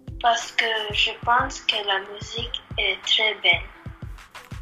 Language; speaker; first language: French; non-native, learner; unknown